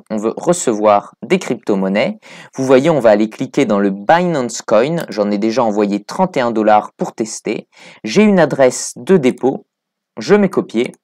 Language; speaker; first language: French; native; French